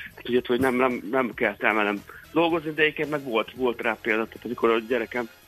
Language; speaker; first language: Hungarian; early bilingual, other home language; Russian